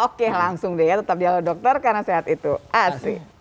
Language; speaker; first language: Indonesian; native; Indonesian